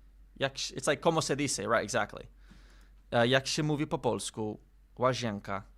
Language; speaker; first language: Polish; non-native, learner; English